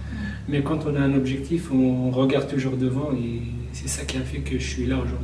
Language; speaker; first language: French; non-native, local second language; Kabyle